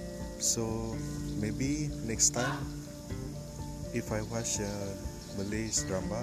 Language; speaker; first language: English; non-native, local second language; Malay